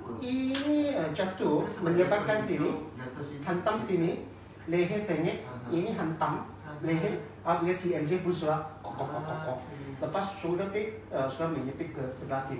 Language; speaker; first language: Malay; non-native, local second language; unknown